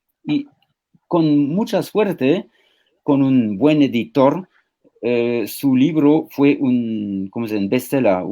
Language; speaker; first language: Spanish; non-native, fluent; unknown